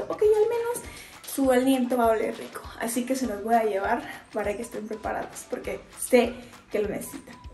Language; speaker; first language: Spanish; native; Spanish